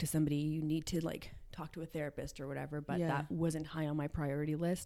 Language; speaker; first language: English; native; English